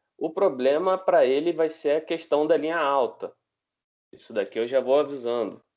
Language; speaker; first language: Portuguese; native; Portuguese